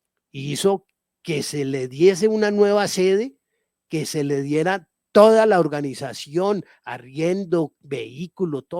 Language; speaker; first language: Spanish; native; Spanish